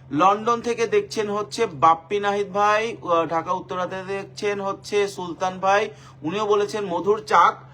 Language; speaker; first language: Bangla; native; Bangla